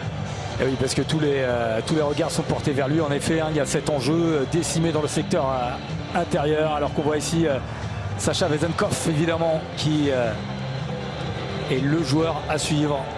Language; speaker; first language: French; native; French